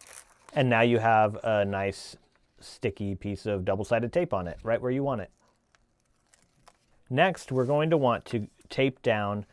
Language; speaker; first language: English; native; English